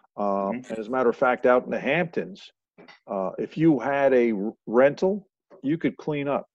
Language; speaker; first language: English; native; English